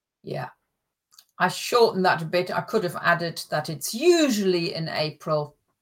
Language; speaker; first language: English; early bilingual, other home language; German